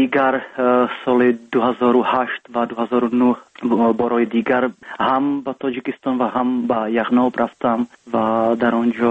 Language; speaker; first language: Persian; non-native, learner; Czech